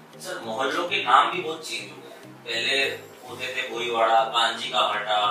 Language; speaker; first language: Hindi; native; Hindi